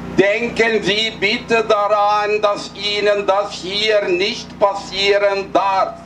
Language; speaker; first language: German; non-native, fluent; Arabic